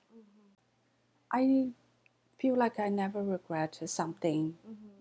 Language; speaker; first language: English; non-native, fluent; Chinese